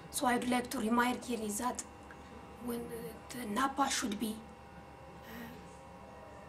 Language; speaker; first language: English; non-native, fluent; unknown